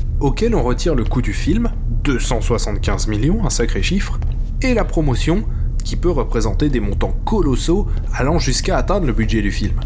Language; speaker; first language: French; native; French